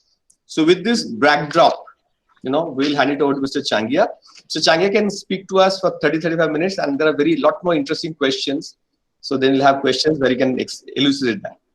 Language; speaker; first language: English; non-native, local second language; Bangla